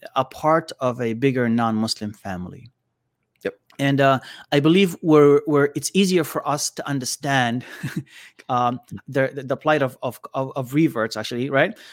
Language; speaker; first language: English; native; English